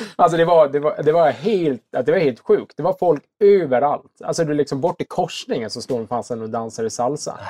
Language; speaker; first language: Swedish; native; Swedish